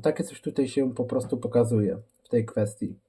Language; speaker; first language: Polish; native; Polish